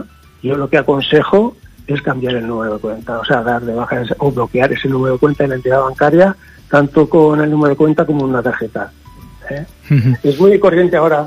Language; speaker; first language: Spanish; native; Spanish